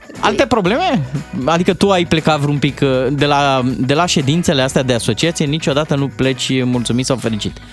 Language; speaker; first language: Romanian; native; Romanian